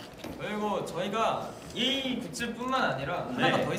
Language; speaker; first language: Korean; native; Korean